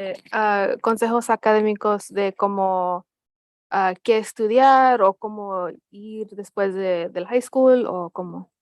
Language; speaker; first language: Spanish; early bilingual, heritage; Spanish